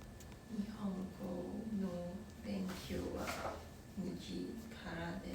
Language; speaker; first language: Japanese; non-native, learner; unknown